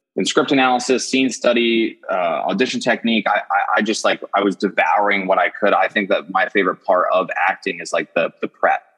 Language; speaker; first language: English; native; English